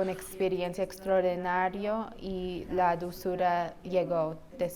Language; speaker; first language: Spanish; non-native, fluent; English